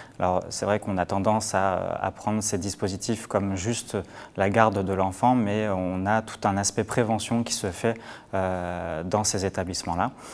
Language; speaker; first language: French; native; French